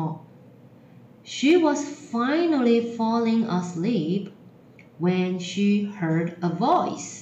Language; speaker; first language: English; non-native, fluent; Chinese